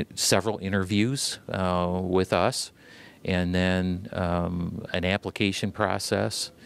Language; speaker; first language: English; native; English